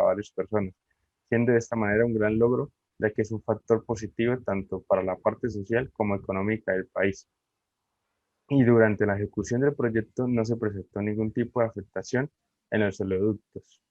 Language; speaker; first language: Spanish; native; Spanish